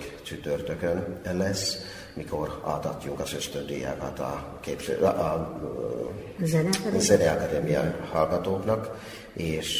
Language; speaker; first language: Hungarian; non-native, fluent; Finnish